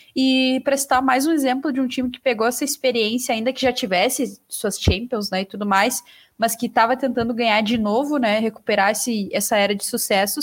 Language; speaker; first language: Portuguese; native; Portuguese